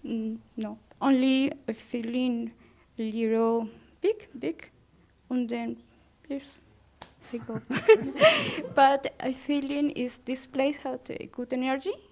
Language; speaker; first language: English; non-native, learner; Spanish